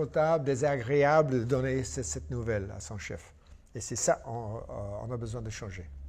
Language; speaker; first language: French; non-native, fluent; English